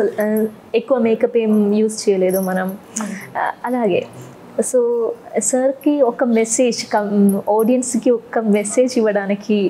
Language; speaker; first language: Telugu; non-native, learner; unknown